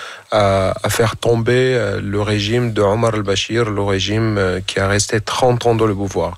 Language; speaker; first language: French; non-native, fluent; Arabic